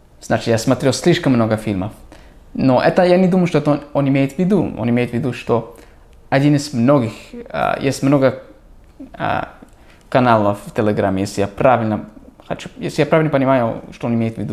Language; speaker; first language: Russian; non-native, fluent; English